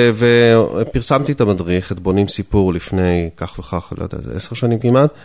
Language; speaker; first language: Hebrew; native; Hebrew